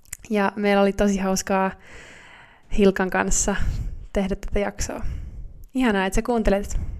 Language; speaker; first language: Finnish; native; Finnish